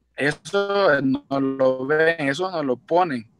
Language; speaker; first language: Spanish; native; Spanish